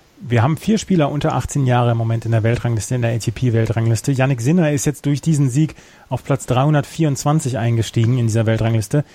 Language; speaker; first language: German; native; German